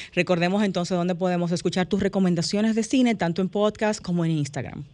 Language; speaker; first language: Spanish; native; Spanish